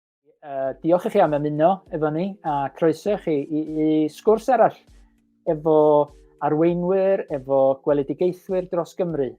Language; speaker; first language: Welsh; native; Welsh